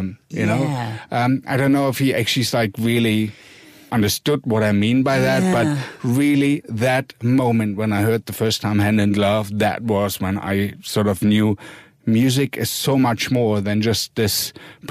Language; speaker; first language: English; non-native, fluent; German